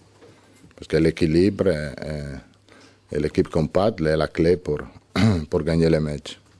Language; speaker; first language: French; non-native, learner; Italian